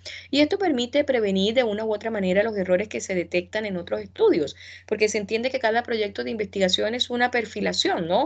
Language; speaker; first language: Spanish; native; Spanish